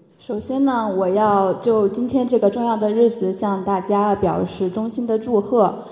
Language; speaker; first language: Chinese; native; Chinese